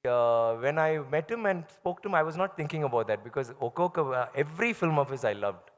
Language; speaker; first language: English; non-native, local second language; Tamil